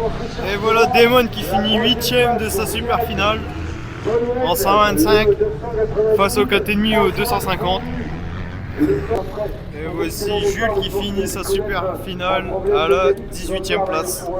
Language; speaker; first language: French; native; French